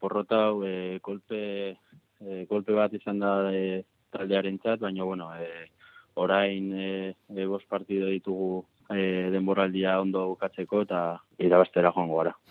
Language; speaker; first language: Basque; non-native, local second language; Spanish